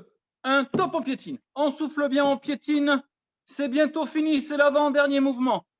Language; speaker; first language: French; native; French